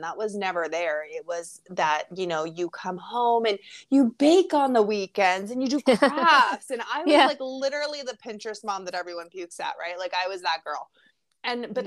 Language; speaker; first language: English; native; English